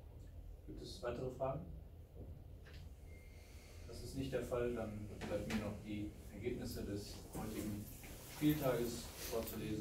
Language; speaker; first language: German; native; German